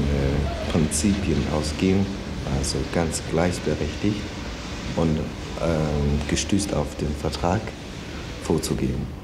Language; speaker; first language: German; non-native, fluent; Chinese